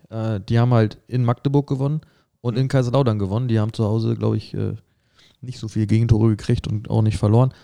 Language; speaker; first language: German; native; German